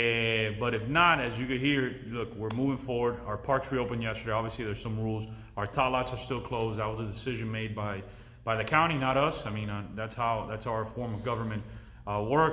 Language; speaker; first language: English; early bilingual, other home language; Spanish